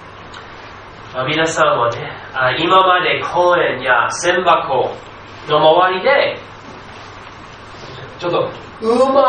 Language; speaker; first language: Japanese; non-native, fluent; English